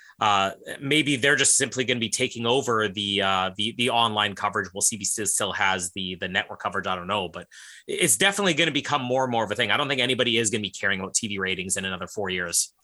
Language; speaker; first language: English; native; English